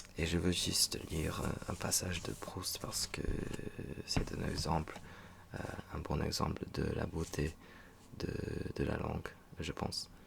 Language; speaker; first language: French; non-native, fluent; English